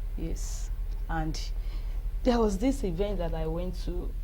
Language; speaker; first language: English; non-native, local second language; Yoruba